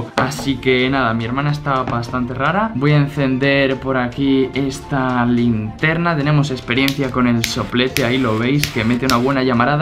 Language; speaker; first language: Spanish; native; Spanish